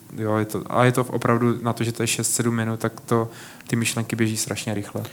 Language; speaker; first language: Czech; native; Czech